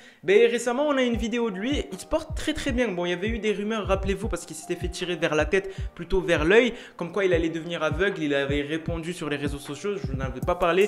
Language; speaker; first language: French; native; French